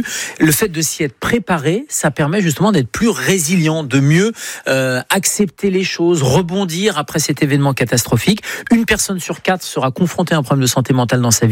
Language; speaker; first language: French; native; French